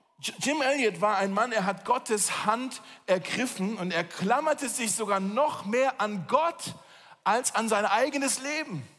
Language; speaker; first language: German; native; German